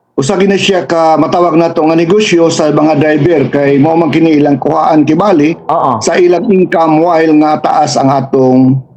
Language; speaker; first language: Cebuano; native; Cebuano